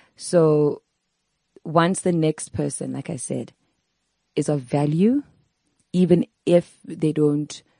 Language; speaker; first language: English; non-native, local second language; Zulu